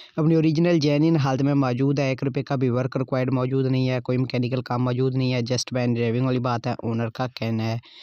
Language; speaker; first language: Urdu; non-native, local second language; Punjabi